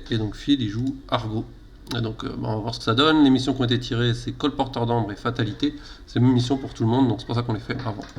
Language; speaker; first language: French; native; French